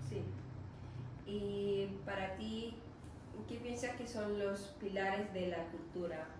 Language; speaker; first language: Spanish; non-native, learner; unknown